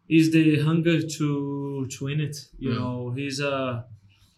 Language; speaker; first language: English; non-native, fluent; Portuguese